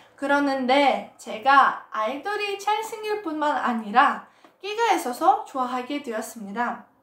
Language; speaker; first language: Korean; non-native, fluent; Russian